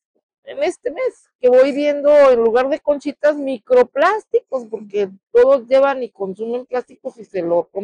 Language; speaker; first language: Spanish; native; Spanish